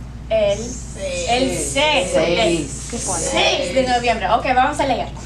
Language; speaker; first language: Spanish; non-native, learner; English